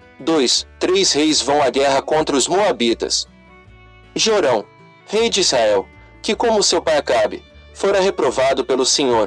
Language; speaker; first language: Portuguese; native; Portuguese